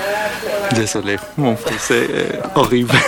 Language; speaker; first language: French; non-native, learner; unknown